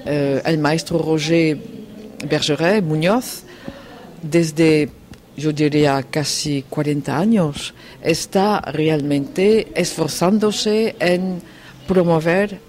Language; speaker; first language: Spanish; non-native, fluent; French